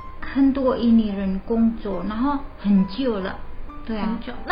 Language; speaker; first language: Chinese; non-native, learner; Indonesian